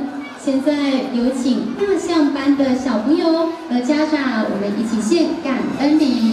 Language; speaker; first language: Chinese; native; Chinese